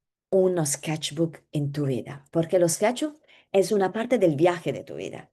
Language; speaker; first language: Spanish; non-native, learner; Italian